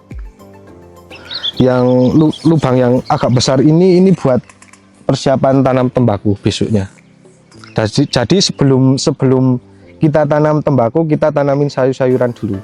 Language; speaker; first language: Indonesian; non-native, local second language; Javanese